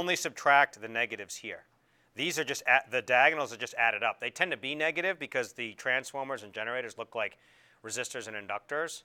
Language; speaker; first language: English; native; English